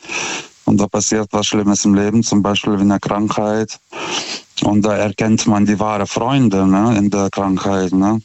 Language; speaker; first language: German; non-native, fluent; Lithuanian